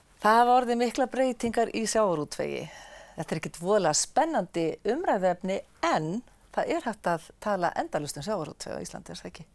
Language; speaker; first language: Icelandic; native; Icelandic